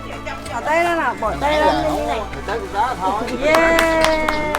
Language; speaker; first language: Vietnamese; native; Vietnamese